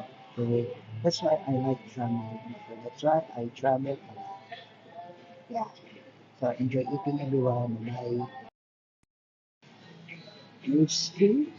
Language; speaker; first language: English; non-native, local second language; Filipino